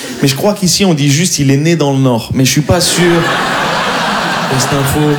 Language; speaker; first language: French; native; French